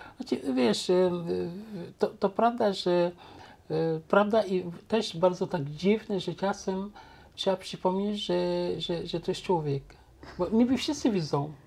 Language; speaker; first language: Polish; non-native, local second language; Wolof